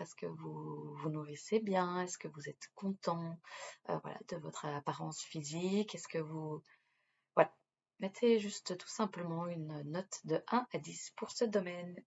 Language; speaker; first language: French; native; French